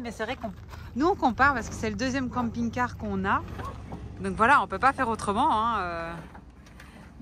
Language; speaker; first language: French; native; French